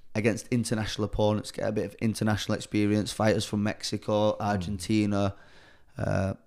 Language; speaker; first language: English; native; English